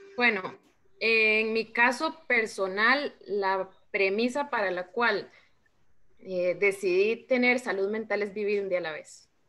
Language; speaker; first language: Spanish; native; Spanish